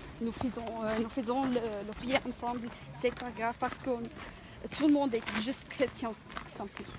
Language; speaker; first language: French; non-native, learner; Arabic